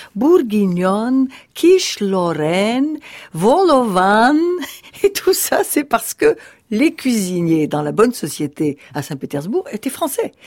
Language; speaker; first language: French; early bilingual, other home language; Russian